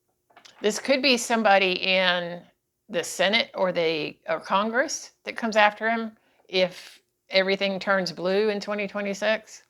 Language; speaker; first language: English; native; English